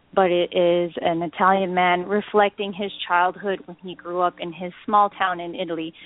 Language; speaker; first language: English; native; English